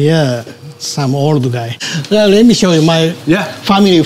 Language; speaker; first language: English; non-native, learner; Japanese